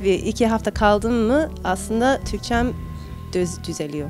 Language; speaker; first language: Turkish; early bilingual, heritage; Turkish